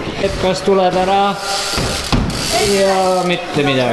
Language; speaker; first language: Estonian; native; Estonian